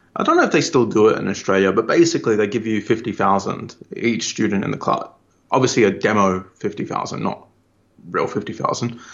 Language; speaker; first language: English; native; English